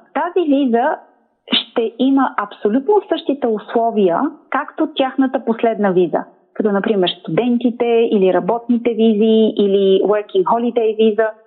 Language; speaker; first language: Bulgarian; native; Bulgarian